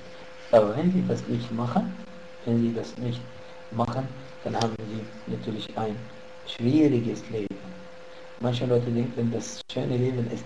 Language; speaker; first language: German; non-native, fluent; Arabic